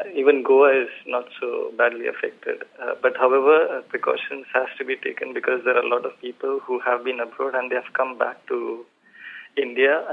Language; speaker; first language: English; non-native, local second language; Malayalam